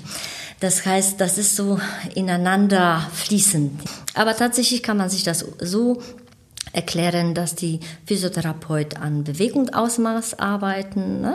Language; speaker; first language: German; native; German